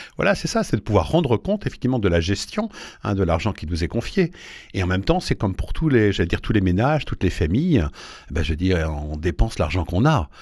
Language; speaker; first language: French; native; French